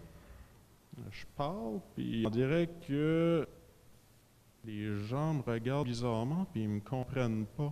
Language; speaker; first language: French; native; French